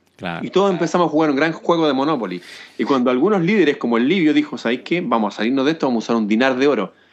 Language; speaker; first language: Spanish; native; Spanish